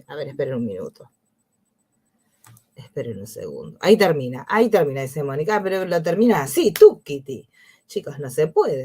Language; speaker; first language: Spanish; native; Spanish